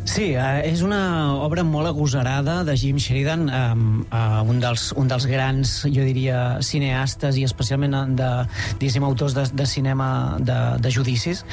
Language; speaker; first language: Catalan; native; Catalan